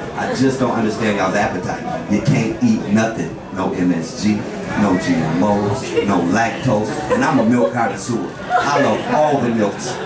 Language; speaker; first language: English; native; English